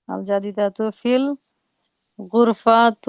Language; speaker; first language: Arabic; non-native, learner; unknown